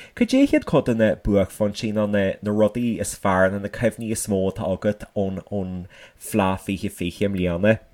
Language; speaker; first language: Irish; native; Irish